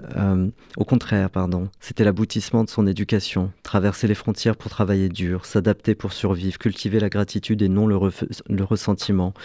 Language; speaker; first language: French; early bilingual, other home language; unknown